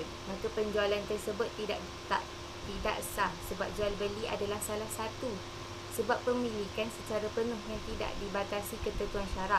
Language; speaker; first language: Malay; native; Malay